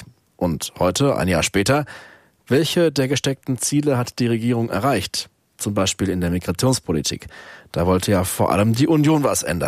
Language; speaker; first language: German; native; German